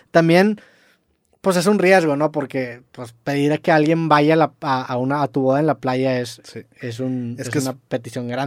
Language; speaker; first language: Spanish; native; Spanish